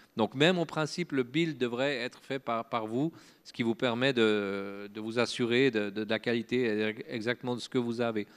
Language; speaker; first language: French; native; French